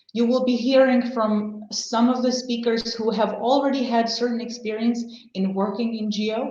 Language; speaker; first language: English; non-native, fluent; Armenian